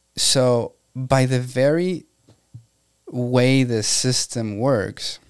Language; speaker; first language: English; non-native, fluent; Spanish